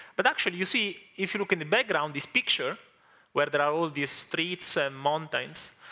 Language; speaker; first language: English; non-native, fluent; Italian